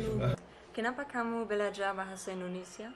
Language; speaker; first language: Indonesian; non-native, learner; German